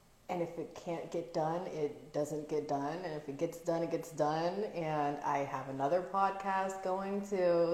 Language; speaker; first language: English; early bilingual, other home language; Spanish